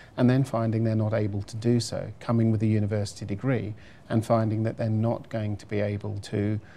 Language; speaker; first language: English; native; English